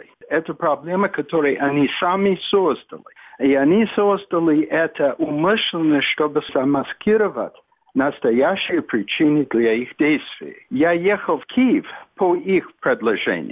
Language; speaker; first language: Russian; non-native, fluent; English